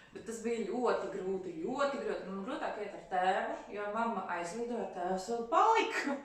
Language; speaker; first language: Latvian; non-native, local second language; Russian